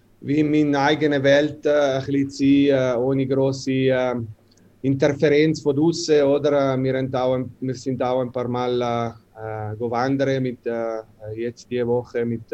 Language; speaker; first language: German; non-native, local second language; Italian